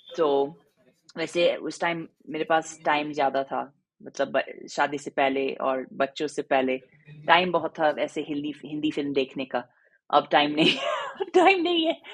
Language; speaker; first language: Hindi; non-native, fluent; English